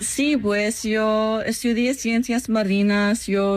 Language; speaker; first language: Spanish; non-native, learner; English